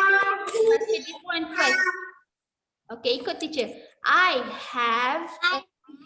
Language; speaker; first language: English; non-native, local second language; Malay